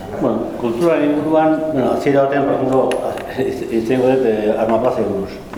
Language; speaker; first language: Basque; non-native, local second language; Spanish